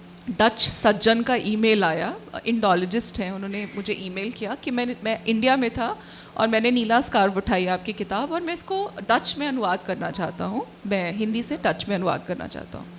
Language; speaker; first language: Hindi; native; Hindi